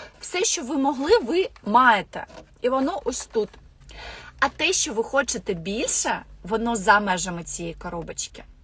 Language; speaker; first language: Ukrainian; non-native, local second language; Russian